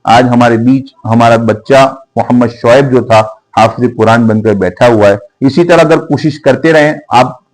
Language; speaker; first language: Urdu; non-native, local second language; Gujarati